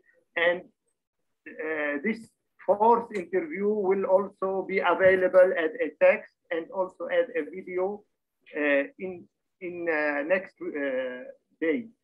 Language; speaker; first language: English; non-native, learner; Arabic